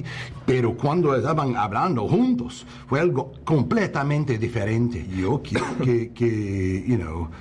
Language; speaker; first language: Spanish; non-native, learner; English